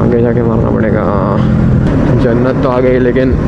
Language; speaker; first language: Hindi; non-native, local second language; Marathi